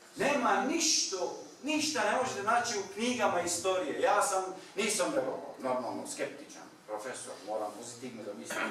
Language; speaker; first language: Bosnian; non-native, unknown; Turkish